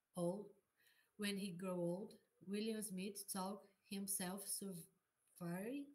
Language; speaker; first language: English; non-native, learner; Portuguese